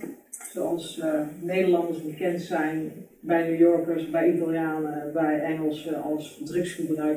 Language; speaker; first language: Dutch; native; Dutch